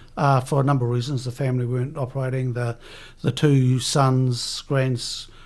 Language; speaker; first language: English; native; English